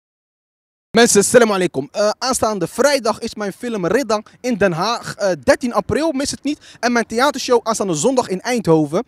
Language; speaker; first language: Dutch; early bilingual, other home language; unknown